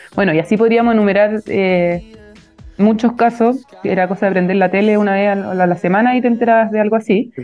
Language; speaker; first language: Spanish; native; Spanish